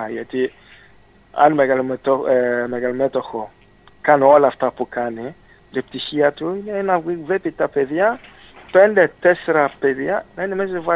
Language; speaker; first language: Greek; non-native, fluent; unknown